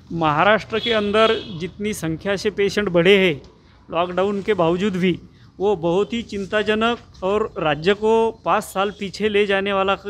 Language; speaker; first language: Hindi; non-native, local second language; Marathi